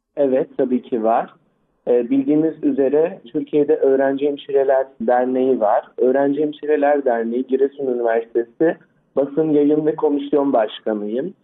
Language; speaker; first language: Turkish; early bilingual, other home language; Arabic